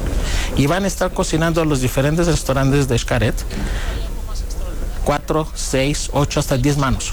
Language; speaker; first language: Spanish; non-native, fluent; Greek